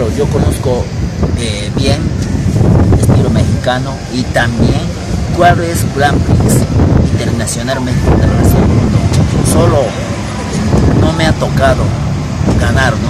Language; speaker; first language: Spanish; non-native, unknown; Japanese